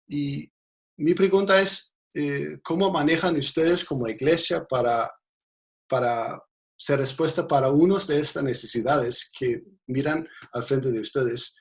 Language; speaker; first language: Spanish; non-native, fluent; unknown